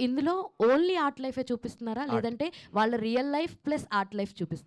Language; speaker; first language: Telugu; native; Telugu